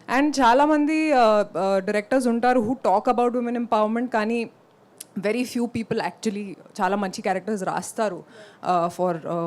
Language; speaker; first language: Telugu; non-native, fluent; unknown